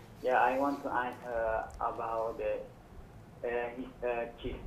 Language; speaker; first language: English; non-native, learner; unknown